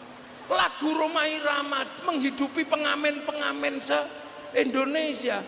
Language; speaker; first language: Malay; non-native, local second language; Javanese